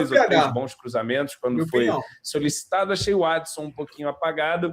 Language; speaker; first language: Portuguese; native; Portuguese